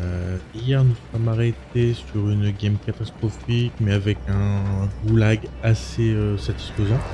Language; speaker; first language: French; native; French